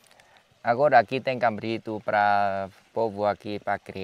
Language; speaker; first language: Portuguese; non-native, learner; Vietnamese